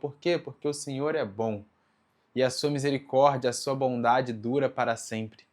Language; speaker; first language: Portuguese; native; Portuguese